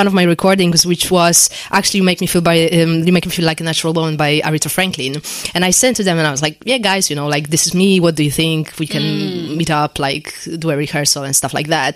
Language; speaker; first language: English; non-native, fluent; Polish